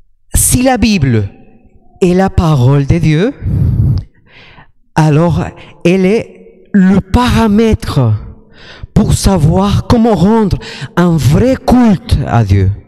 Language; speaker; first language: French; non-native, fluent; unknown